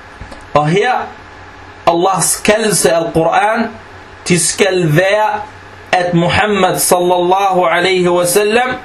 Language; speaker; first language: Danish; non-native, fluent; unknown